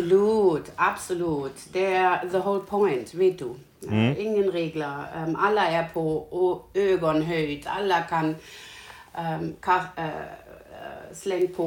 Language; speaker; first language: Swedish; non-native, learner; German